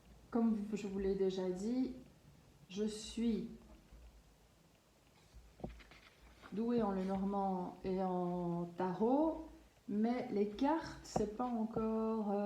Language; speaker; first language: French; native; French